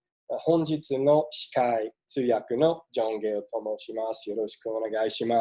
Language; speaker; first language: Japanese; non-native, fluent; English